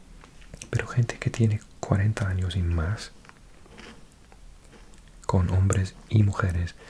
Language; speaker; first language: Spanish; non-native, fluent; English